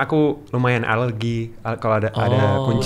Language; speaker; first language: Indonesian; non-native, learner; English